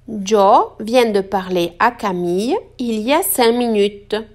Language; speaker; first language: French; non-native, fluent; Italian